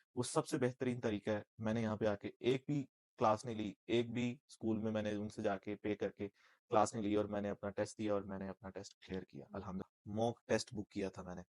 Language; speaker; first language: Urdu; non-native, local second language; Punjabi